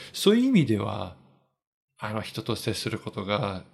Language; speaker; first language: Japanese; non-native, fluent; English